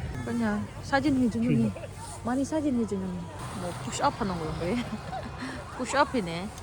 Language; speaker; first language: Korean; non-native, learner; Filipino